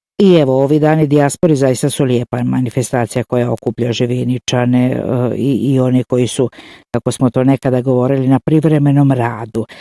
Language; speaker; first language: Bosnian; native; Bosnian